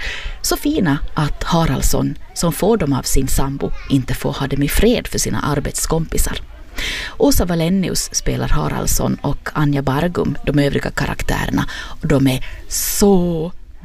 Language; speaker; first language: Swedish; native; Swedish